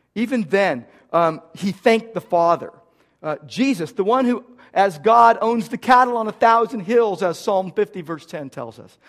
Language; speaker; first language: English; native; English